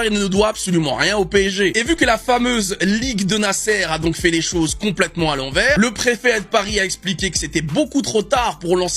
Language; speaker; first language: French; native; French